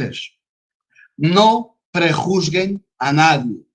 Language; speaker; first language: Spanish; non-native, fluent; Portuguese